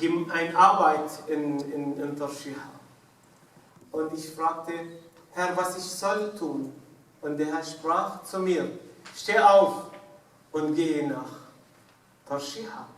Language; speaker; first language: German; non-native, fluent; Arabic